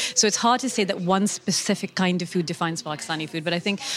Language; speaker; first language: English; non-native, local second language; Urdu